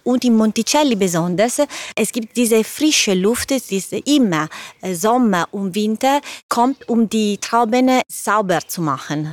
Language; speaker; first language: German; non-native, learner; Italian